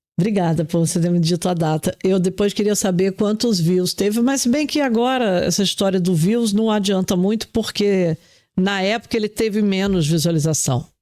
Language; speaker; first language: Portuguese; native; Portuguese